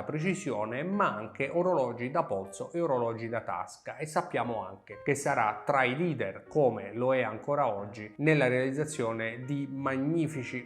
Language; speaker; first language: Italian; native; Italian